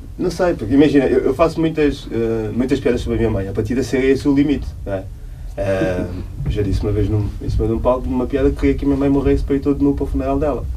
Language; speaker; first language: Portuguese; native; Portuguese